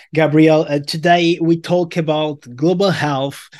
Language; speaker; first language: English; non-native, fluent; Portuguese